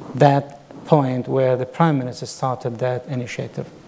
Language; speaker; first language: English; non-native, fluent; Kurdish